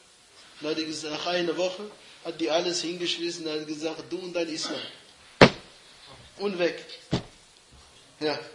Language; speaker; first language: German; non-native, fluent; Arabic